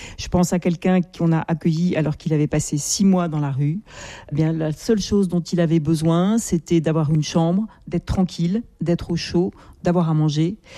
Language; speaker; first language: French; native; French